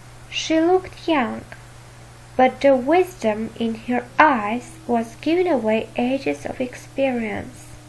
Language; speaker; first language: English; non-native, fluent; Armenian